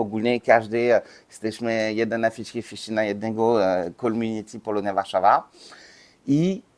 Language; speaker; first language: Polish; non-native, learner; French